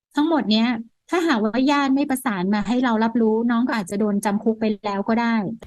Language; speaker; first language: Thai; native; Thai